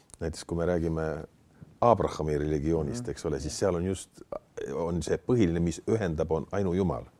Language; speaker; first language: Estonian; native; Estonian